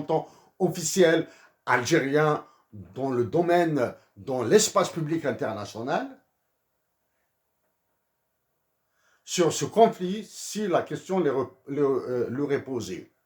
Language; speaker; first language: French; native; French